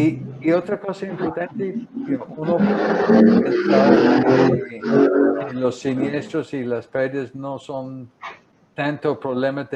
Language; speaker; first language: Spanish; non-native, fluent; English